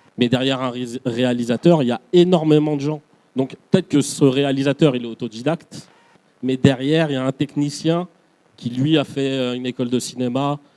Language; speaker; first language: French; native; French